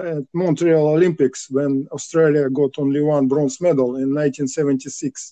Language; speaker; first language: English; non-native, fluent; Russian